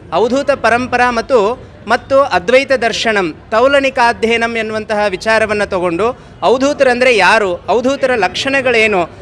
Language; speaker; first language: Kannada; native; Kannada